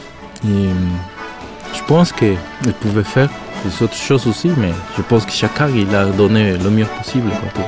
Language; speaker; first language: French; non-native, fluent; Spanish